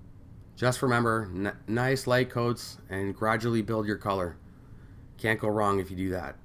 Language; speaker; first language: English; native; English